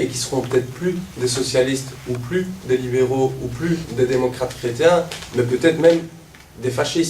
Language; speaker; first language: French; native; French